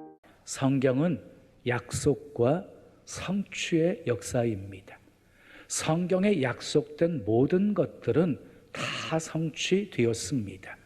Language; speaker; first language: Korean; native; Korean